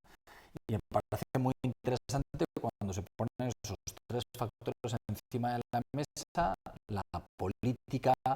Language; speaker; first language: Spanish; native; Spanish